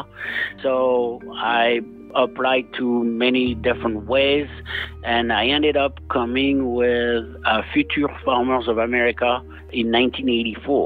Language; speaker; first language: English; non-native, fluent; French